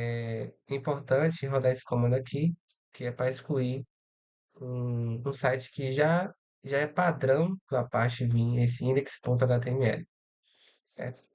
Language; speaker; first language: Portuguese; native; Portuguese